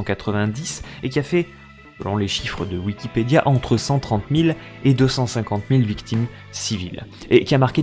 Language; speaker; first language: French; native; French